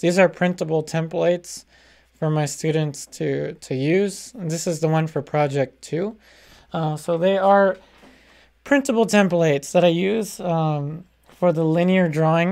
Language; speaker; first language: English; early bilingual, other home language; Spanish